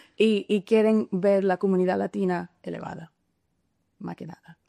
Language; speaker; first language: Spanish; early bilingual, heritage; Spanish